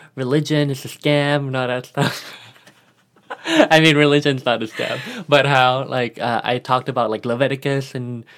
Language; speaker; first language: English; early bilingual, other home language; Thai